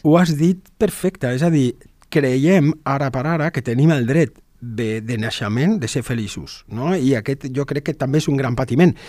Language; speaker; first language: Catalan; non-native, local second language; Spanish